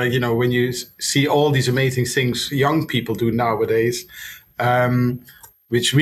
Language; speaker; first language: English; non-native, fluent; Dutch